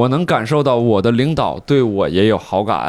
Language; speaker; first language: Chinese; native; Chinese